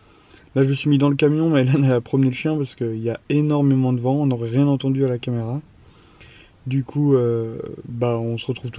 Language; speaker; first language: French; native; French